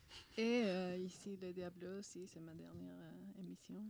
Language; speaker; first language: French; non-native, fluent; Spanish